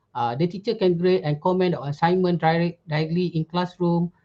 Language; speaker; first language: English; non-native, local second language; Malay